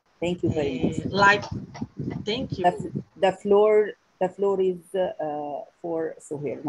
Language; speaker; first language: English; non-native, learner; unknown